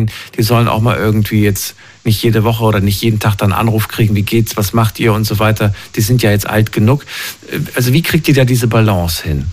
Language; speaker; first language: German; native; German